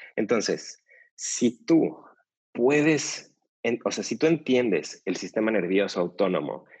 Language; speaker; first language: Spanish; native; Spanish